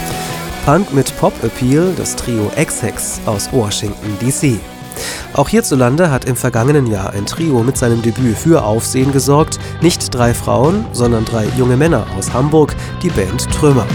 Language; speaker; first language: German; native; German